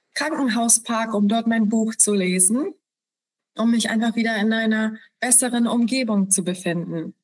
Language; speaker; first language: German; early bilingual, other home language; Polish